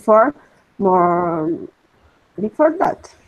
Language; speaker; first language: English; non-native, learner; Spanish